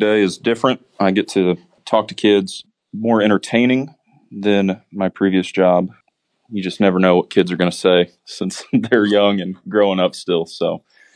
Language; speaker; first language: English; native; English